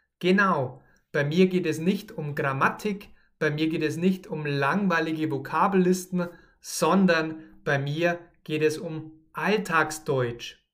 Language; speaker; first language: German; native; German